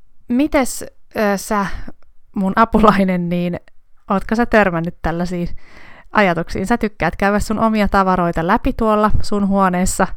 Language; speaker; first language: Finnish; native; Finnish